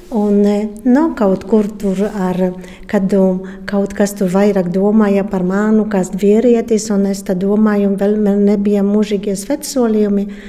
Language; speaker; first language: Latvian; non-native, fluent; Polish